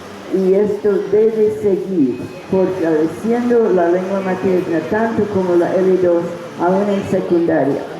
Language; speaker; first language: Spanish; non-native, fluent; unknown